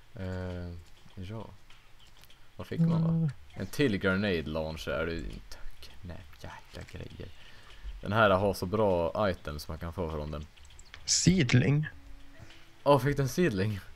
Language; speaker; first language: Swedish; native; Swedish